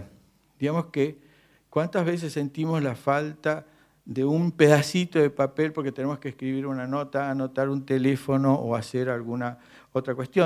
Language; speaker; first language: Spanish; native; Spanish